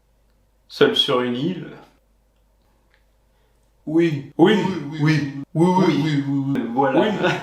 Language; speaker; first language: French; native; French